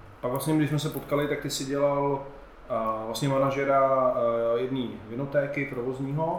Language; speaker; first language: Czech; native; Czech